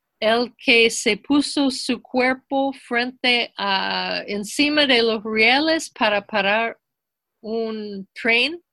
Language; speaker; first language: Spanish; non-native, fluent; English